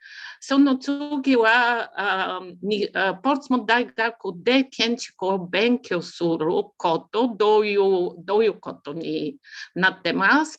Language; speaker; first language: Japanese; non-native, learner; Bulgarian